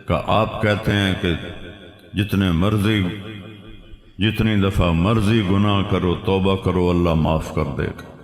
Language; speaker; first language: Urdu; non-native, local second language; Punjabi